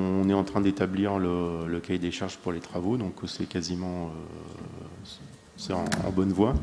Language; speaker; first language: French; native; French